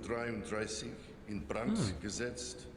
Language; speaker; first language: German; non-native, fluent; English